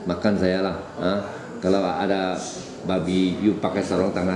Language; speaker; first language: Malay; native; Malay